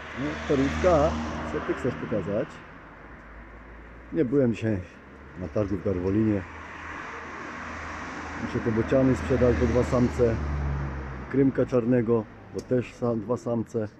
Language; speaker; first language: Polish; native; Polish